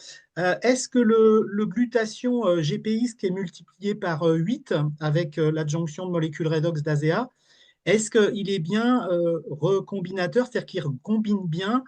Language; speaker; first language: French; native; French